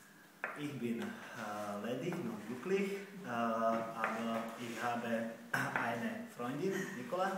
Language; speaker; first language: German; non-native, learner; Slovak